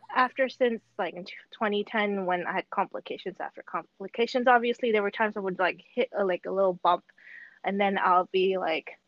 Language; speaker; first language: English; non-native, local second language; Cantonese